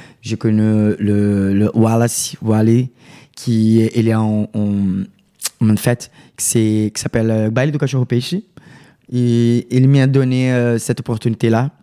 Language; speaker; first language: French; non-native, learner; Portuguese